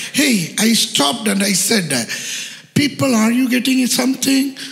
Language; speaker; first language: English; non-native, local second language; Malayalam